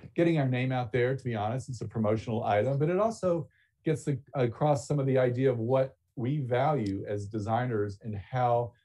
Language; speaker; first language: English; native; English